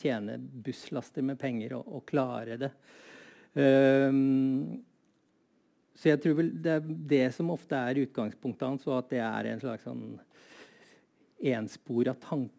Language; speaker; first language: Norwegian; native; Norwegian